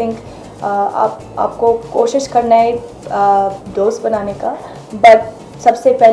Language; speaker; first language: Hindi; non-native, fluent; Arabic